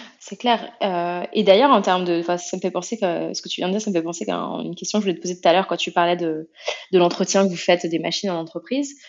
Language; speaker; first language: French; native; French